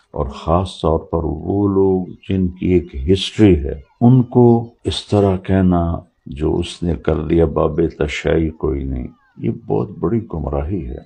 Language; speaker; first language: Urdu; native; Urdu